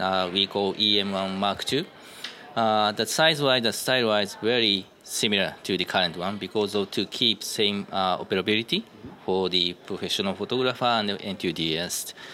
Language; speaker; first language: English; non-native, learner; Japanese